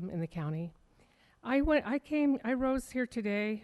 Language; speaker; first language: English; native; English